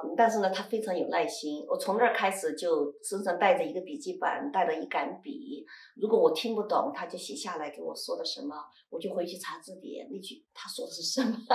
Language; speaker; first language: Chinese; native; Chinese